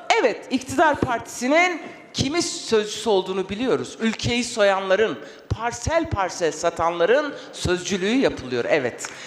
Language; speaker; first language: Turkish; non-native, local second language; Kurdish